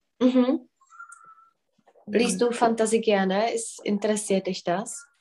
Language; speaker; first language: German; non-native, fluent; Czech